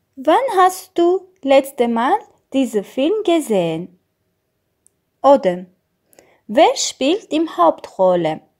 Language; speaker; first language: German; non-native, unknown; Russian